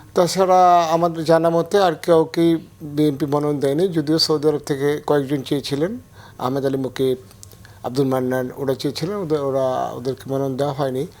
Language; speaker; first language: Bangla; native; Bangla